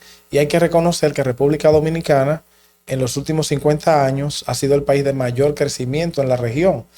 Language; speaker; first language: Spanish; native; Spanish